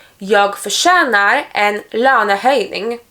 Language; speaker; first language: Swedish; non-native, fluent; Polish